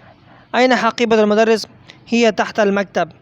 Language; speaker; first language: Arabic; non-native, fluent; Persian